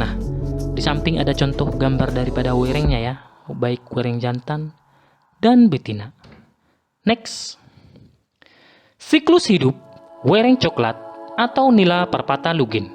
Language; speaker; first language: Indonesian; native; Indonesian